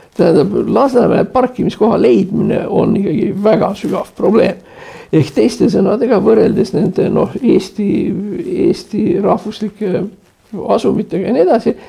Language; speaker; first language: Estonian; native; Estonian